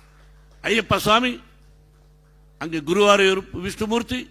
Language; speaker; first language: Tamil; non-native, learner; Telugu